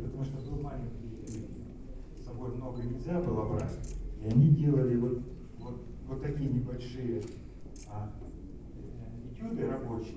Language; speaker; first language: Russian; native; Russian